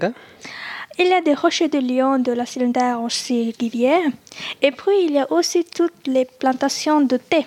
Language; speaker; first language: French; non-native, learner; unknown